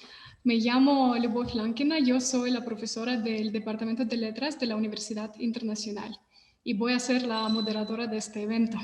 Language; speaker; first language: Spanish; non-native, fluent; Russian